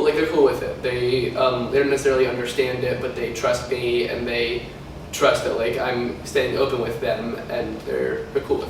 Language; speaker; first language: English; native; English